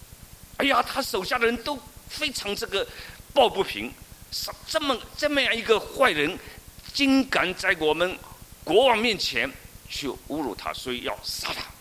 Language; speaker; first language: Chinese; native; Chinese